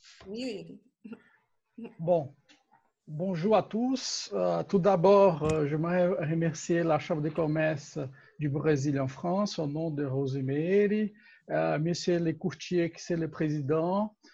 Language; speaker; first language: French; non-native, fluent; Portuguese